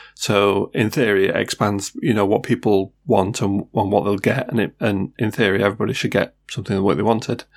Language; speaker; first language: English; native; English